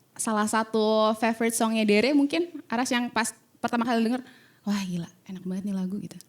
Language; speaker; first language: Indonesian; native; Indonesian